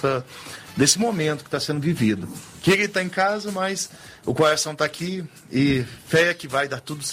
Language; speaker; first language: Portuguese; native; Portuguese